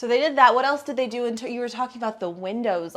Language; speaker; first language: English; native; English